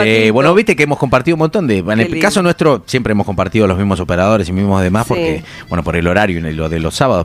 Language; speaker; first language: Spanish; native; Spanish